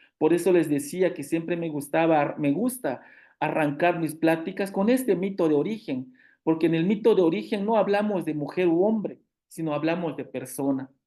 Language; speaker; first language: Spanish; non-native, local second language; Zapotec